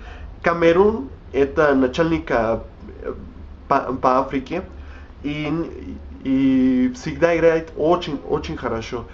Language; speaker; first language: Russian; non-native, learner; Spanish